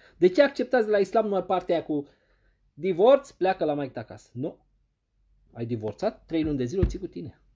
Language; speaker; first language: Romanian; non-native, fluent; Arabic